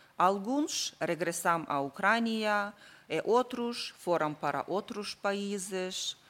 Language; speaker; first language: Portuguese; non-native, learner; Ukrainian